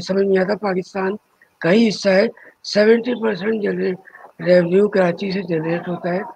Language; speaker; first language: Urdu; native; Urdu